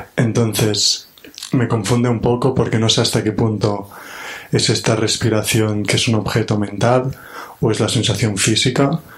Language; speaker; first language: Spanish; native; Spanish